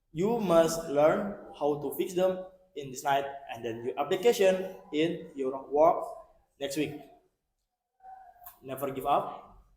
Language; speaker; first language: English; non-native, learner; Indonesian